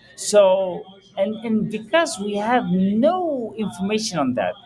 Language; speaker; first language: English; early bilingual, heritage; Dutch